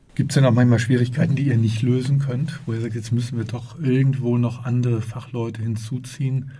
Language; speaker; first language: German; native; German